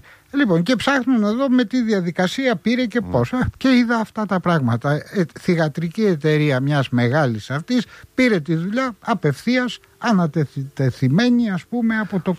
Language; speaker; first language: Greek; native; Greek